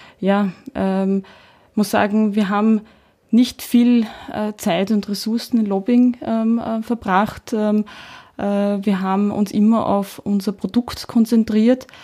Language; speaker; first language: German; early bilingual, heritage; Czech